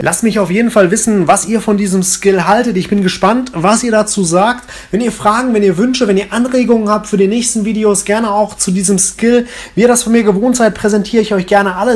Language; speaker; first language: German; native; German